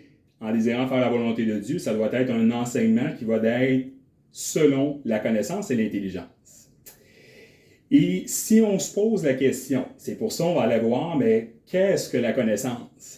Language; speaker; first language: French; native; French